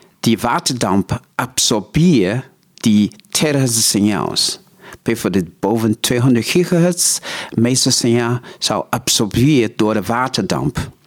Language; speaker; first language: Dutch; non-native, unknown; Chinese